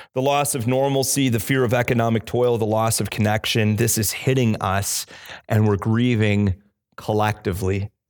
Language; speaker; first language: English; native; English